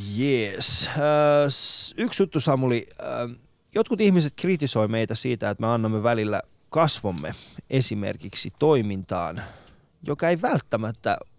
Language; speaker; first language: Finnish; early bilingual, other home language; Persian